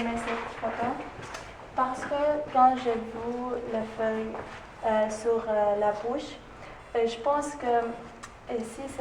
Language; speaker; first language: French; non-native, learner; Arabic